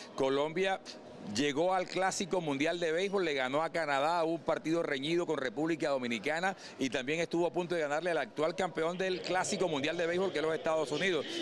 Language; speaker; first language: Spanish; native; Spanish